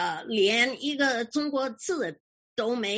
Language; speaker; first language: Chinese; early bilingual, heritage; English